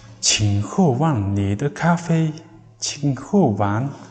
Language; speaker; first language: Chinese; non-native, fluent; Mongolian